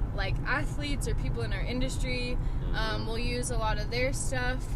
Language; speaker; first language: English; native; English